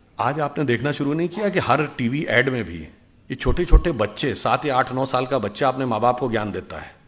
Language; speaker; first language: Hindi; native; Hindi